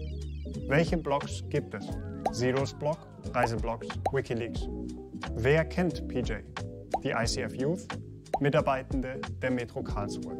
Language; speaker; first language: German; native; German